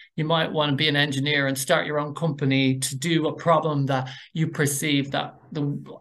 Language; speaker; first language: English; native; English